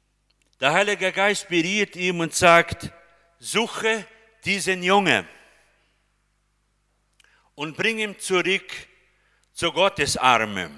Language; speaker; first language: German; non-native, fluent; Portuguese